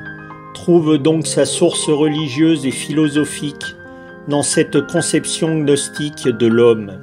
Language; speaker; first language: French; native; French